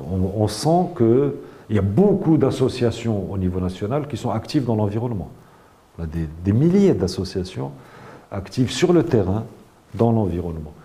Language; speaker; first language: French; non-native, local second language; Arabic